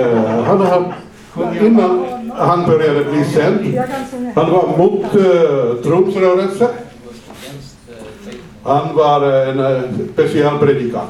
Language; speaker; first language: Swedish; non-native, fluent; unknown